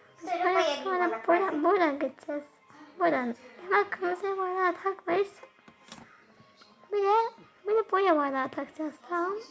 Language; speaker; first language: Turkish; early bilingual, heritage; Turkish